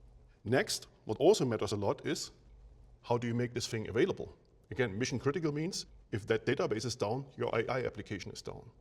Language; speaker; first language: English; non-native, fluent; German